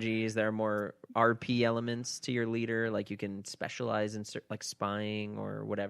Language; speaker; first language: English; native; English